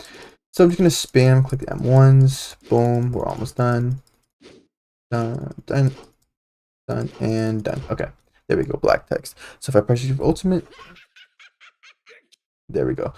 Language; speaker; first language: English; native; English